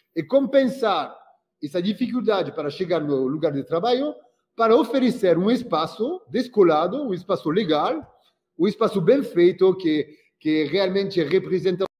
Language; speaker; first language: Portuguese; non-native, fluent; French